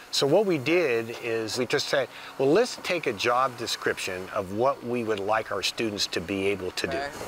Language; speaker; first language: English; native; English